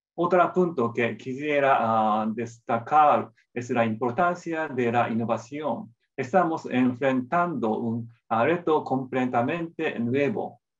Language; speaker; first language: Spanish; non-native, fluent; Japanese